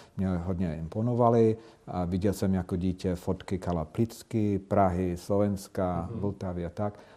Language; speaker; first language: Czech; non-native, fluent; English